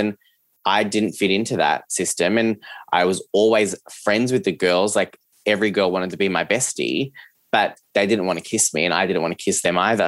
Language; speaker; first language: English; early bilingual, other home language; Serbian